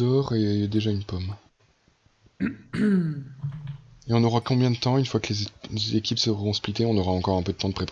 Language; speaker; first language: French; native; French